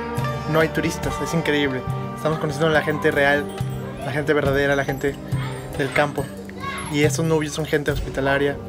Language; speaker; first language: Spanish; native; Spanish